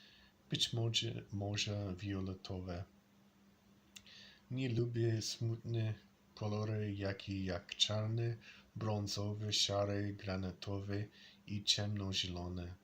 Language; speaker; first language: Polish; non-native, learner; English